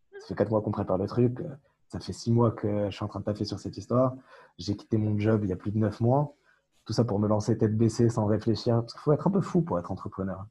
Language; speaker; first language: French; non-native, local second language; Arabic